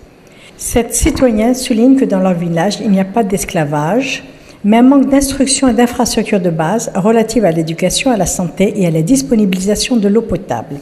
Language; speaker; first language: French; non-native, local second language; Arabic